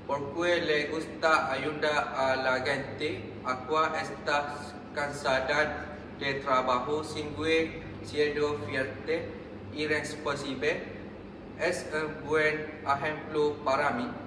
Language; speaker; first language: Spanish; non-native, learner; Malay